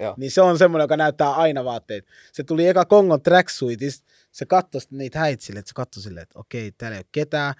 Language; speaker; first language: Finnish; early bilingual, other home language; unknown